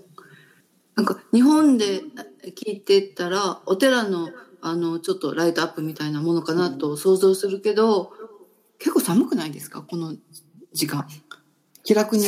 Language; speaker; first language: Japanese; native; Japanese